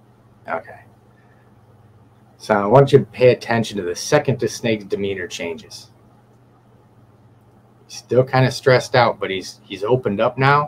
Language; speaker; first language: English; native; English